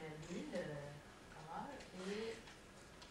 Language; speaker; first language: French; non-native, fluent; Japanese